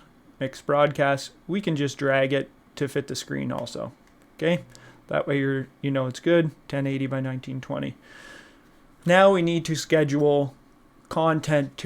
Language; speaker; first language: English; native; English